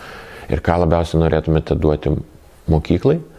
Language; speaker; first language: Lithuanian; native; Lithuanian